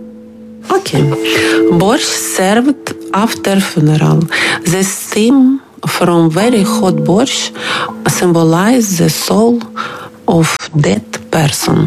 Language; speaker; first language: English; non-native, learner; Russian